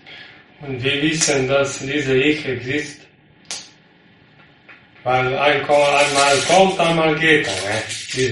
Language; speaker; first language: German; non-native, learner; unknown